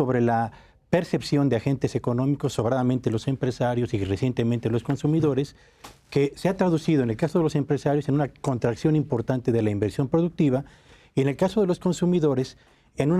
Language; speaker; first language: Spanish; native; Spanish